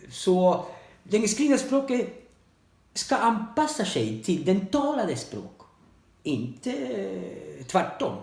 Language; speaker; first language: Swedish; non-native, learner; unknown